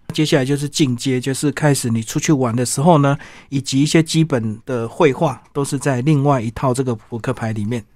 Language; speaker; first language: Chinese; native; Chinese